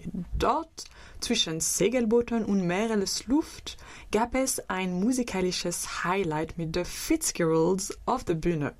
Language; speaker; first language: German; native; German